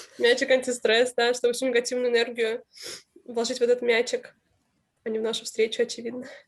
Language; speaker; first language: Russian; native; Russian